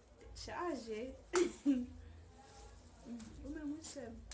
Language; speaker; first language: French; non-native, learner; Haitian Creole